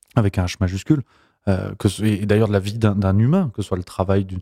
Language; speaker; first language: French; native; French